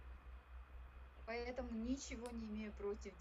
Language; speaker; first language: Russian; native; Russian